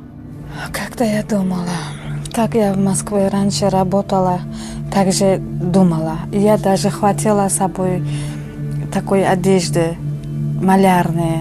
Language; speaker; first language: Russian; non-native, learner; Uzbek